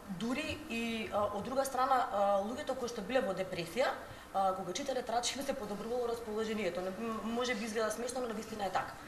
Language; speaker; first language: Macedonian; native; Macedonian